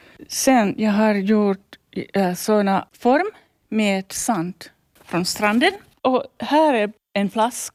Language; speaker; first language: Swedish; non-native, local second language; Finnish